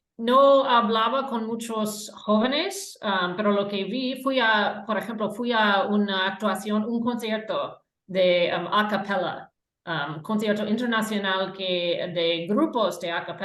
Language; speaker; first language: Spanish; non-native, fluent; English